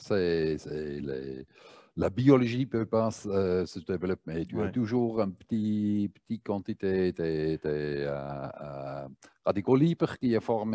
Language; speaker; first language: French; non-native, fluent; German